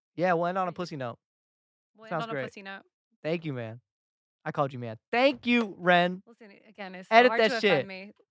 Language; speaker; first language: English; native; English